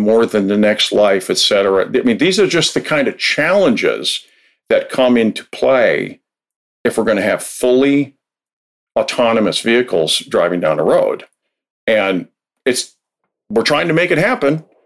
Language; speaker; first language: English; native; English